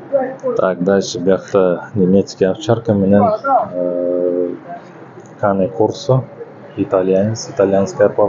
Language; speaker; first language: Russian; non-native, local second language; Kyrgyz